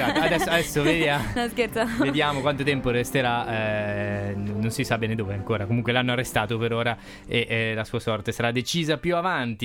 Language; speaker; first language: Italian; native; Italian